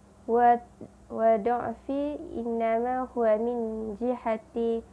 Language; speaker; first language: Arabic; non-native, learner; Malay